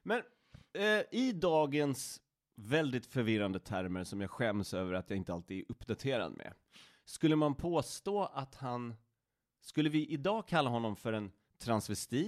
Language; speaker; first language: Swedish; native; Swedish